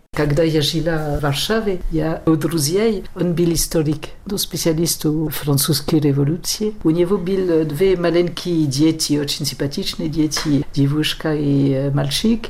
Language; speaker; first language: Russian; non-native, fluent; French